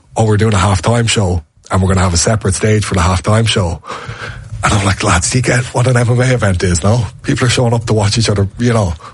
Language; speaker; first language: English; native; English